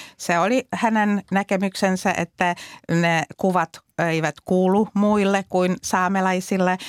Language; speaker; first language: Finnish; non-native, fluent; Czech